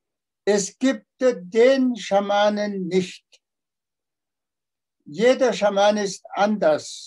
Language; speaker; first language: German; non-native, fluent; Tuvinian